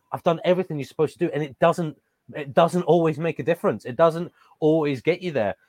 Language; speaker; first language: English; native; English